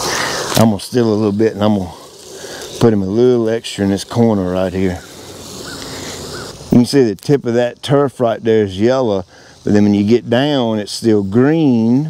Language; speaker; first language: English; native; English